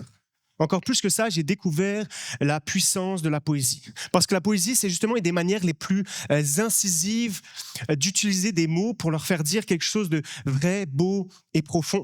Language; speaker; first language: French; native; French